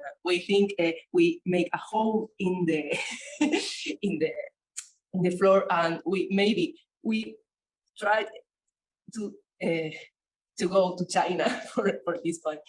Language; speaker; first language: English; non-native, learner; Spanish